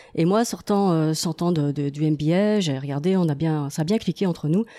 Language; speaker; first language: French; native; French